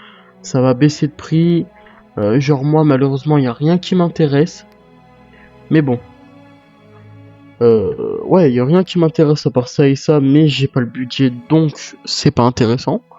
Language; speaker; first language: French; native; French